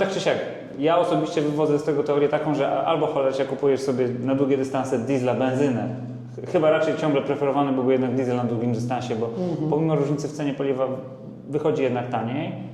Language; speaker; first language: Polish; native; Polish